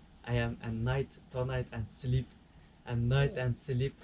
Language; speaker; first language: English; non-native, learner; Turkish